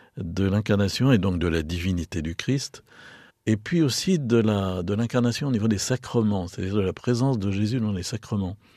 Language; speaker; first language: French; native; French